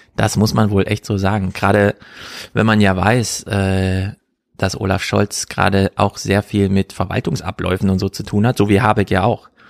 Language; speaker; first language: German; native; German